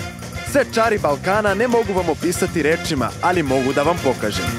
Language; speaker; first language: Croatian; non-native, fluent; Portuguese